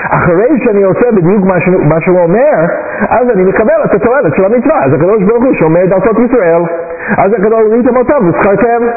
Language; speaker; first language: Hebrew; non-native, fluent; English